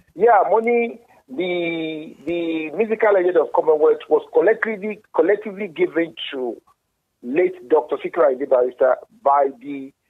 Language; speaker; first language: English; non-native, local second language; Yoruba